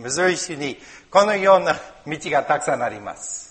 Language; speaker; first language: Japanese; non-native, learner; English